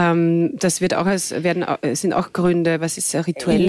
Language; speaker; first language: German; native; German